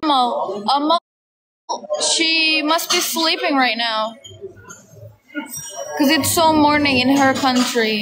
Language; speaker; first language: English; non-native, fluent; Turkish